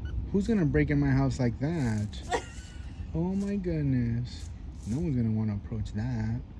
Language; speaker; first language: English; early bilingual, other home language; Spanish